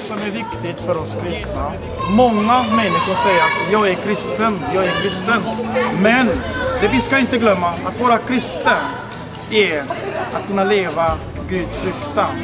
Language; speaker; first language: Swedish; non-native, fluent; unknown